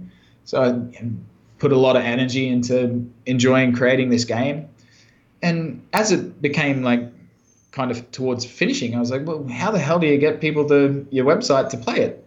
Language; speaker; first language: English; native; English